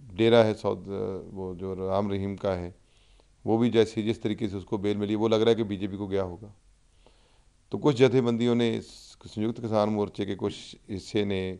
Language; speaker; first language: Hindi; non-native, local second language; Punjabi